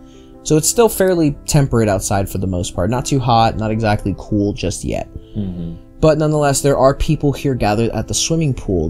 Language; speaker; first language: English; native; English